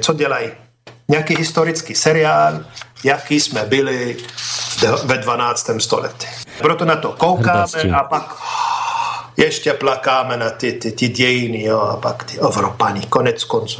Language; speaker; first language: Czech; non-native, fluent; Arabic